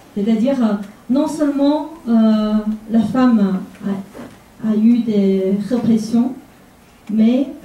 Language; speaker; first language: French; non-native, fluent; Chinese